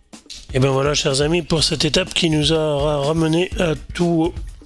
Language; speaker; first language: French; native; French